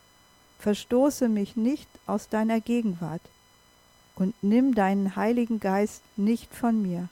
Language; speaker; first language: German; native; German